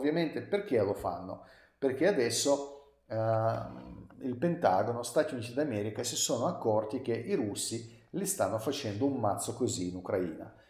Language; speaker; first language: Italian; non-native, fluent; Russian